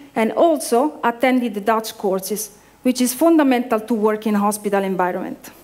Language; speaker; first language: English; non-native, fluent; Italian